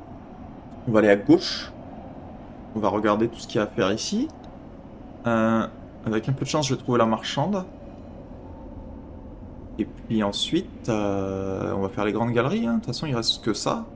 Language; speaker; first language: French; native; French